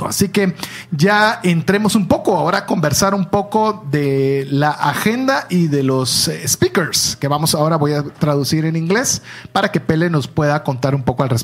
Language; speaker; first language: Spanish; native; Spanish